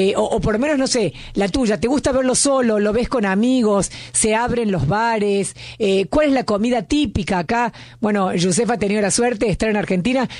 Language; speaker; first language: Spanish; native; Spanish